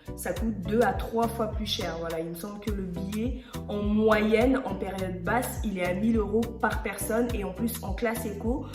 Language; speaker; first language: French; early bilingual, other home language; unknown